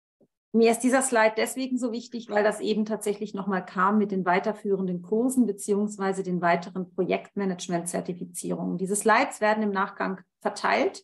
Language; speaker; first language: German; native; German